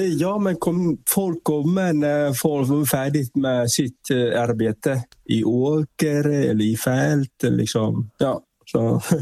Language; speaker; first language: Swedish; non-native, fluent; Vietnamese